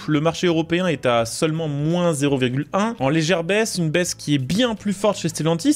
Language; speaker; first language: French; native; French